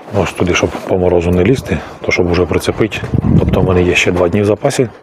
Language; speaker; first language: Ukrainian; native; Ukrainian